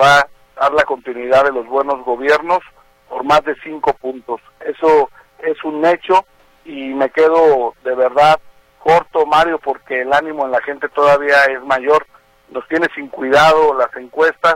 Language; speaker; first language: Spanish; native; Spanish